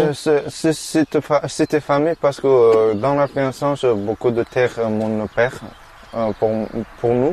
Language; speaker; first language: French; non-native, learner; Persian